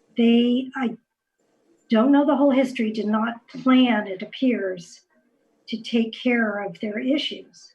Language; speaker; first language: English; native; English